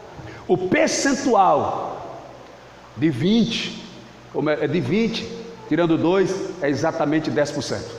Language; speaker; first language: Portuguese; native; Portuguese